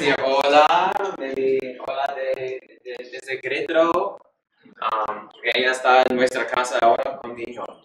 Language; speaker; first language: Spanish; non-native, learner; English